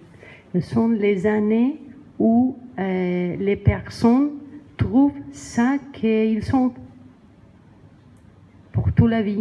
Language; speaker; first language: French; non-native, learner; Spanish